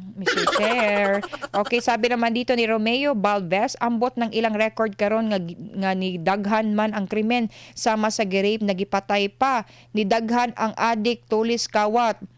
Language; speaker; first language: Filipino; non-native, local second language; Cebuano